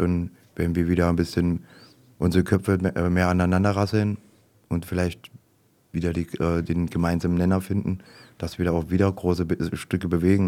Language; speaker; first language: German; native; German